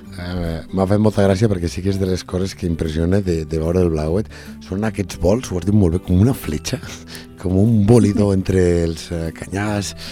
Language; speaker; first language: Catalan; native; Catalan